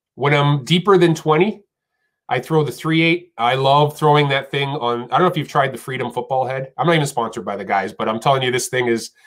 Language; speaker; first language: English; native; English